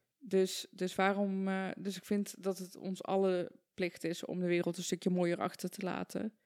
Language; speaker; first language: Dutch; early bilingual, other home language; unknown